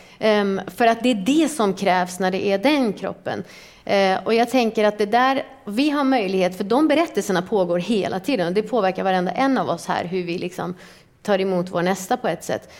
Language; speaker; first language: Swedish; early bilingual, other home language; Persian